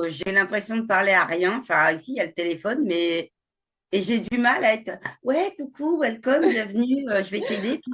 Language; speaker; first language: French; native; French